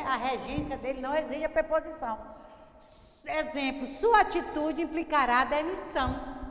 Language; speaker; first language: Portuguese; native; Portuguese